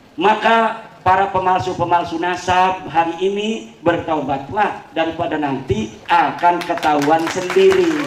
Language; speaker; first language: Indonesian; non-native, local second language; Javanese